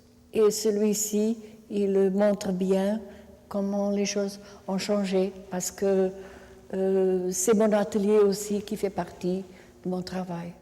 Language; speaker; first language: French; non-native, fluent; Portuguese